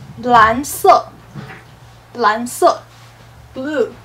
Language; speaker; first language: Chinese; non-native, fluent; English